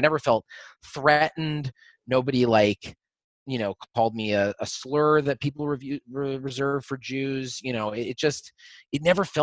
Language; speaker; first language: English; native; English